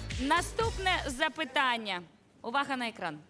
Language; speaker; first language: Ukrainian; native; Ukrainian